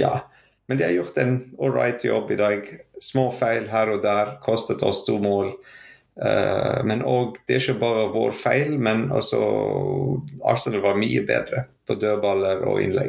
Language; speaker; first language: Norwegian; non-native, fluent; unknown